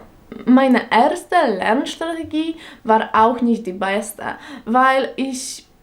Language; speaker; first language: German; non-native, fluent; Polish